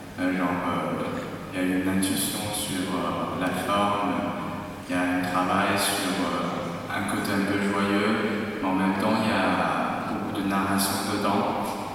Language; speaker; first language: French; non-native, learner; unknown